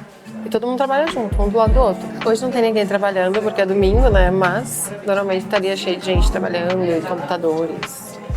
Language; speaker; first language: Portuguese; native; Portuguese